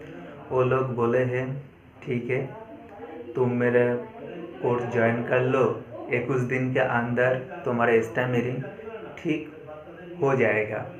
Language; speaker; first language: Hindi; non-native, local second language; Bangla